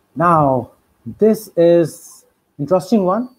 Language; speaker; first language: English; non-native, local second language; Hindi